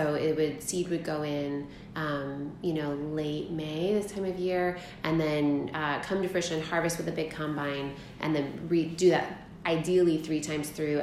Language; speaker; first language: English; native; English